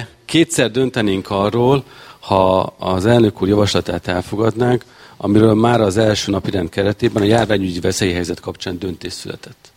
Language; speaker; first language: Hungarian; native; Hungarian